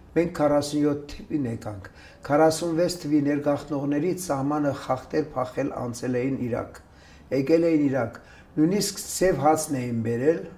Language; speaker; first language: Armenian; early bilingual, other home language; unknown